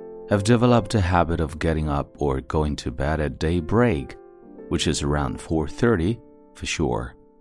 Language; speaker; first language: English; non-native, fluent; Chinese